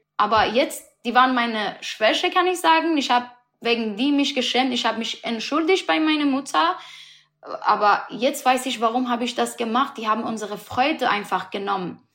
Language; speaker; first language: German; non-native, learner; Persian